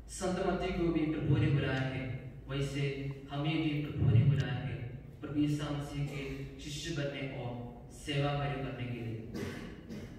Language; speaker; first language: Hindi; non-native, local second language; Malayalam